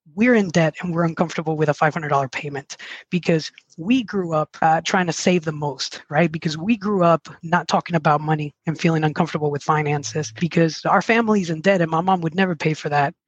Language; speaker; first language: English; early bilingual, other home language; Spanish